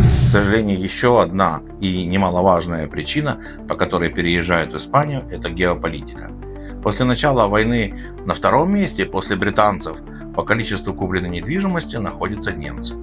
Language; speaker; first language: Russian; native; Russian